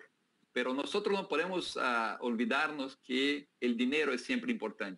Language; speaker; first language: Spanish; non-native, fluent; Portuguese